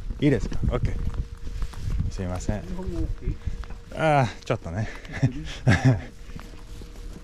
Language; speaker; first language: Japanese; non-native, learner; English